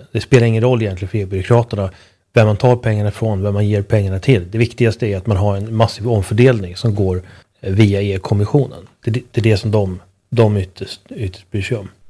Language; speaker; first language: Swedish; native; Swedish